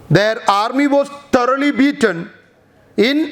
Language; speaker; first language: English; non-native, local second language; Malayalam